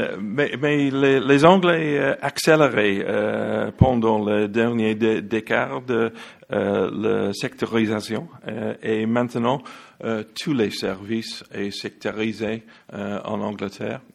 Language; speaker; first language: French; non-native, learner; English